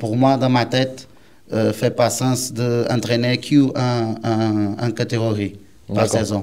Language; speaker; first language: French; non-native, learner; Portuguese